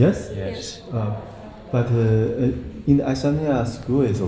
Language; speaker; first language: English; non-native, learner; Chinese